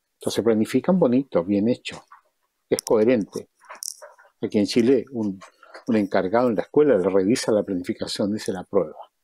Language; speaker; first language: Spanish; native; Spanish